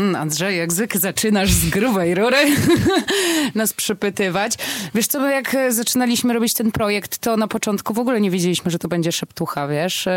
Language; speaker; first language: Polish; native; Polish